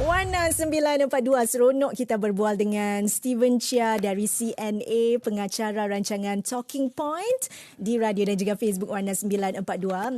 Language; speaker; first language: Malay; native; Malay